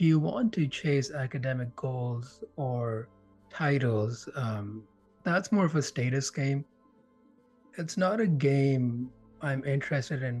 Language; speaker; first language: English; non-native, local second language; Hindi